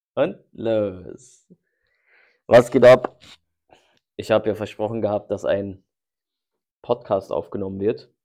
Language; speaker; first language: German; early bilingual, other home language; Turkish